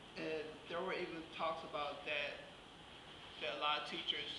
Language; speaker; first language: English; native; English